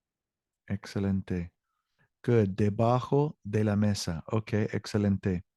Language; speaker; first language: Spanish; non-native, learner; English